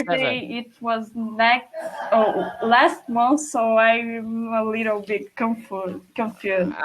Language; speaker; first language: English; non-native, fluent; Portuguese